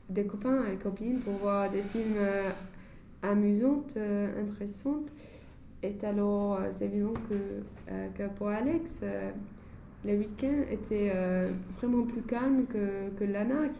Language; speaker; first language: French; non-native, learner; English